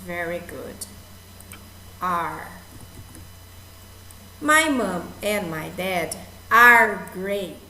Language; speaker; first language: English; non-native, fluent; Portuguese